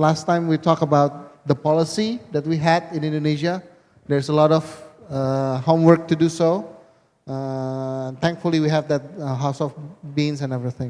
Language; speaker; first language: English; non-native, fluent; Indonesian